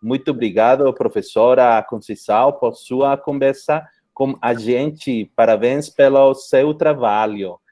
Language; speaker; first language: Portuguese; non-native, fluent; Spanish